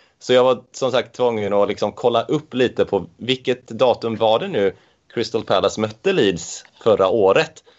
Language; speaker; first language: Swedish; native; Swedish